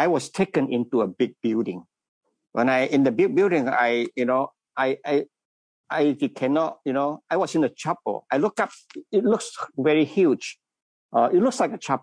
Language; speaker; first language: English; non-native, local second language; Min Nan Chinese